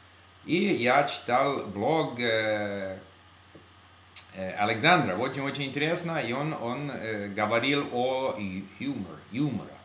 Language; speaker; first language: Russian; non-native, learner; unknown